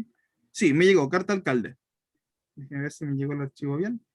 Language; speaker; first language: Spanish; native; Spanish